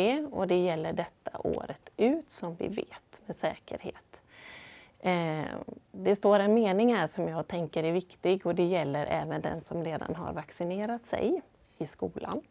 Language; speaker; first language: Swedish; native; Swedish